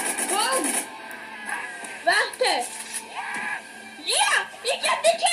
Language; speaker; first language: German; non-native, learner; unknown